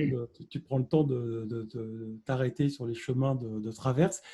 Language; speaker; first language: French; native; French